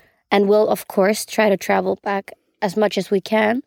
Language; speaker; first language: English; non-native, fluent; Icelandic